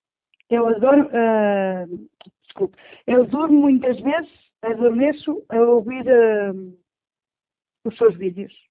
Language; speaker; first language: Portuguese; early bilingual, heritage; Portuguese